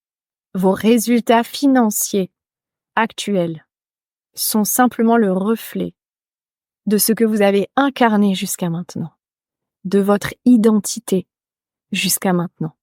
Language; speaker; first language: French; native; French